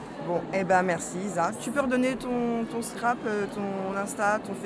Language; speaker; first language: French; native; French